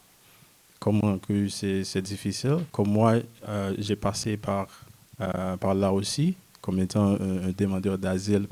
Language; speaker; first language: French; non-native, local second language; Haitian Creole